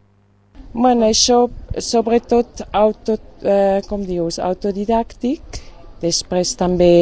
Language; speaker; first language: Catalan; non-native, fluent; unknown